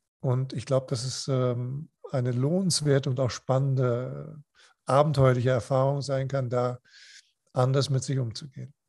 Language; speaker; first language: German; non-native, fluent; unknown